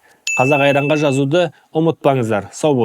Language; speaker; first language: Kazakh; native; Kazakh